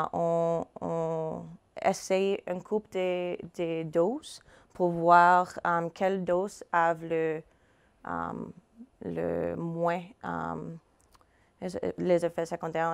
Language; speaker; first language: French; non-native, fluent; English